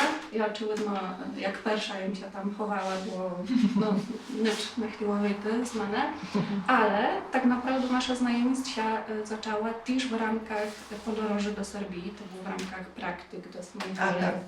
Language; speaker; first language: Polish; non-native, local second language; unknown